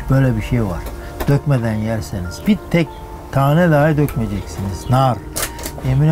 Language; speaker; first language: Turkish; native; Turkish